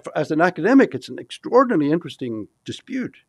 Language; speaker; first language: English; native; English